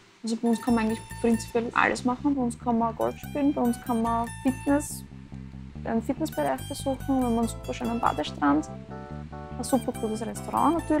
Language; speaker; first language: German; native; German